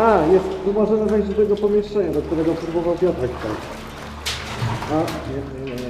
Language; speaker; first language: Polish; native; Polish